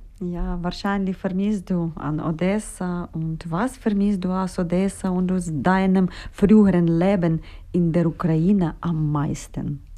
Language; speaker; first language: German; non-native, fluent; Ukrainian